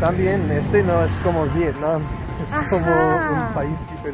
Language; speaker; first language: Spanish; non-native, learner; English